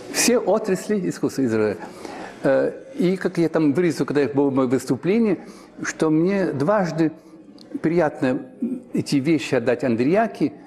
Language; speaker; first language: Russian; early bilingual, heritage; Russian